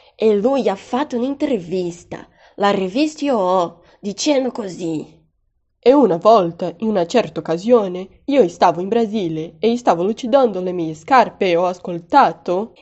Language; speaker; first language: Italian; non-native, learner; Portuguese